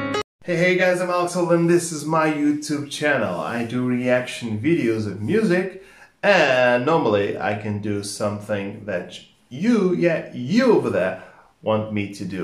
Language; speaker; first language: English; non-native, fluent; Portuguese